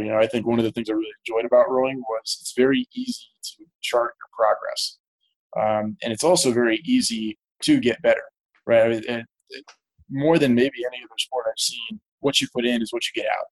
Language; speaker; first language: English; native; English